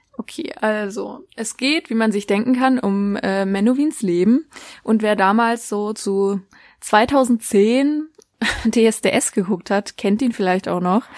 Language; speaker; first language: German; native; German